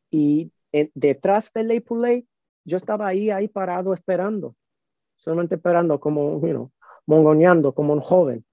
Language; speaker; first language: Spanish; early bilingual, heritage; Spanish